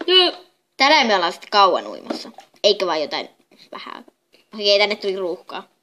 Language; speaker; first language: Finnish; native; Finnish